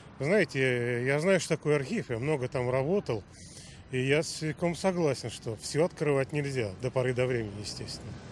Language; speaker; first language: Russian; native; Russian